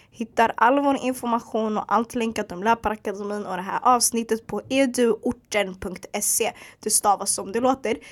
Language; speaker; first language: Swedish; early bilingual, other home language; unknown